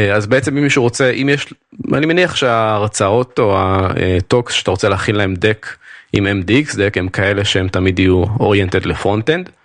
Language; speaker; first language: Hebrew; native; Hebrew